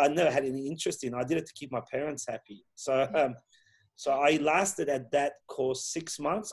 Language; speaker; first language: English; early bilingual, other home language; Persian